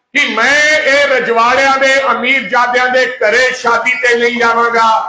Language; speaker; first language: Hindi; non-native, local second language; Punjabi